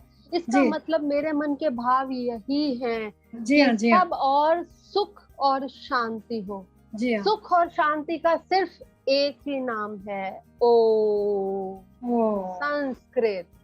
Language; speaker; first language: Hindi; native; Hindi